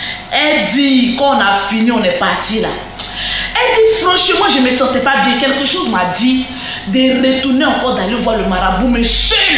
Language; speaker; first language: French; non-native, local second language; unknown